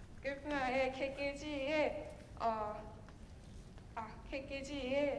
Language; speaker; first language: Korean; non-native, learner; Japanese